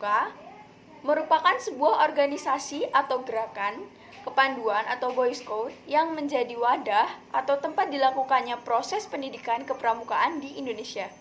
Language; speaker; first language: Indonesian; native; Indonesian